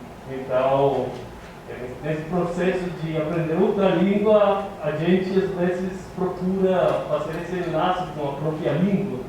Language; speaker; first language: Portuguese; non-native, fluent; Spanish